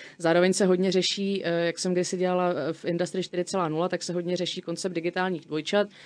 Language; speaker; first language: Czech; native; Czech